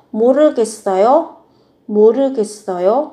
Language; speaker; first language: Korean; non-native, fluent; Vietnamese